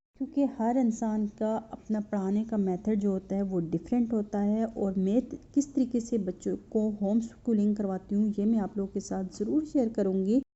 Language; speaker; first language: Urdu; native; Urdu